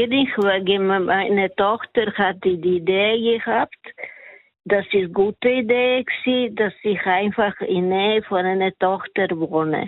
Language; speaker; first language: German; non-native, learner; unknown